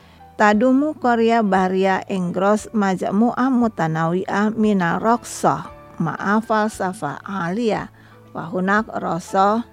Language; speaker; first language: Arabic; non-native, fluent; Indonesian